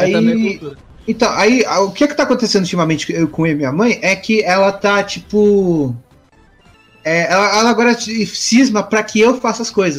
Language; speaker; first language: Portuguese; native; Portuguese